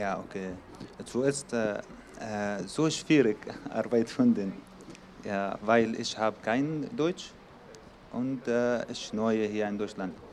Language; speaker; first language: German; non-native, learner; Arabic